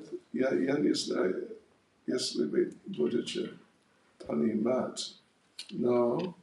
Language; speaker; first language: Russian; non-native, learner; English